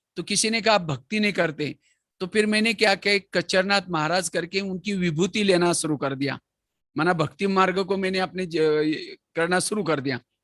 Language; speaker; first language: Hindi; non-native, local second language; Marathi